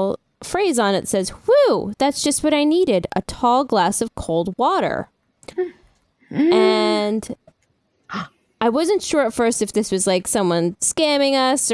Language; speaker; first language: English; native; English